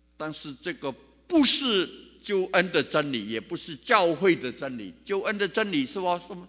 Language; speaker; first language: Chinese; non-native, local second language; Cantonese